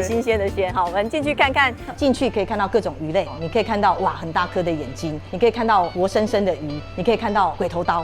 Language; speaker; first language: Chinese; native; Chinese